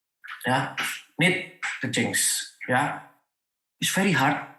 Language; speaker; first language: English; non-native, learner; Indonesian